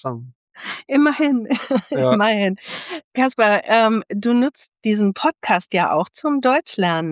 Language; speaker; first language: German; native; German